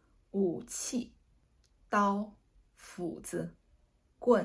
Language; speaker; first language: Chinese; native; Chinese